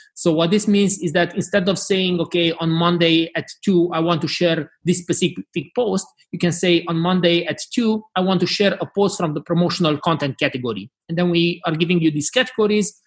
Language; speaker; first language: English; non-native, fluent; Romanian